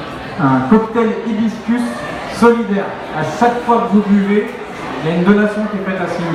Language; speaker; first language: French; native; French